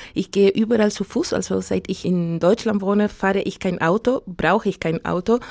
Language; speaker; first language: German; non-native, fluent; Spanish